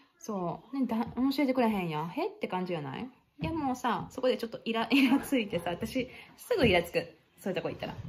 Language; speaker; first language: Japanese; native; Japanese